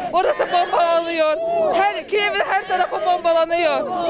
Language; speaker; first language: Turkish; non-native, learner; Ukrainian